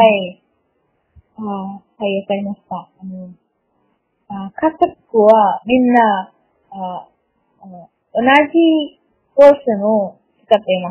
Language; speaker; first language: Japanese; non-native, learner; Malayalam